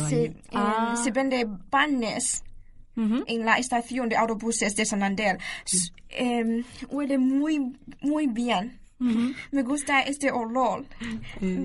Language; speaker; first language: Spanish; non-native, learner; Chinese